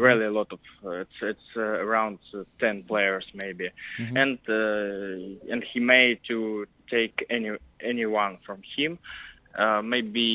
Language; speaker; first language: English; non-native, learner; Russian